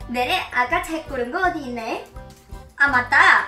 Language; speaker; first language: Korean; native; Korean